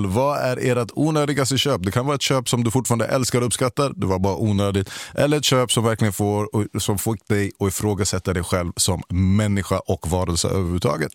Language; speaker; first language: Swedish; native; Swedish